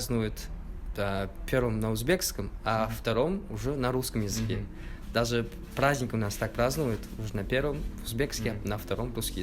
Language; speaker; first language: Russian; non-native, local second language; Uzbek